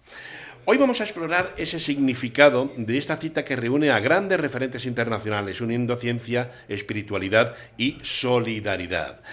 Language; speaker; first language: Spanish; native; Spanish